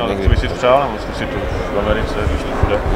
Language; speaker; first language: Czech; native; Czech